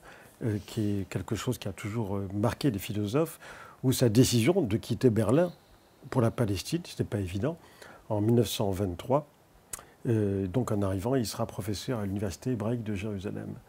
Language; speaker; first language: French; native; French